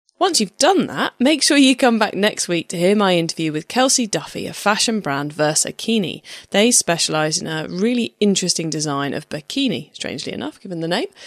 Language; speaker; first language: English; native; English